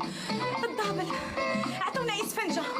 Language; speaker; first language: Arabic; native; Arabic